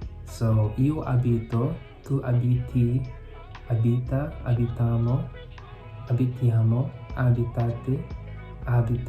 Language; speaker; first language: Italian; non-native, learner; English